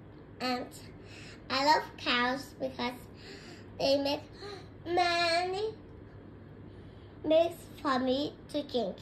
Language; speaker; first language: English; non-native, learner; Vietnamese